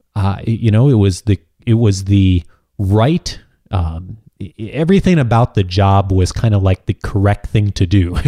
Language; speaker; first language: English; native; English